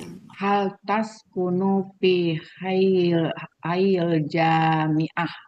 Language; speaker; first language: Arabic; non-native, learner; Indonesian